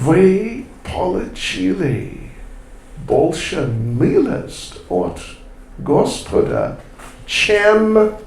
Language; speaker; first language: Russian; non-native, learner; English